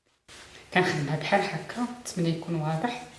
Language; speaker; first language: Arabic; native; Arabic